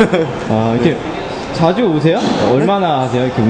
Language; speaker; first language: Korean; native; Korean